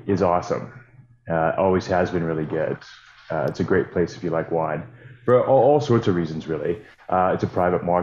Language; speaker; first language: English; native; English